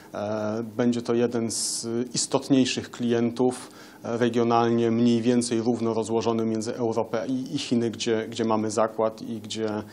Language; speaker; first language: Polish; native; Polish